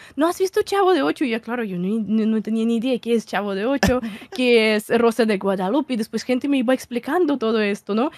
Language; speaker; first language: Spanish; non-native, fluent; Russian